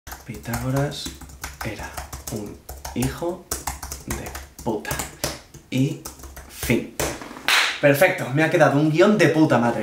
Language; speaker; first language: Spanish; native; Spanish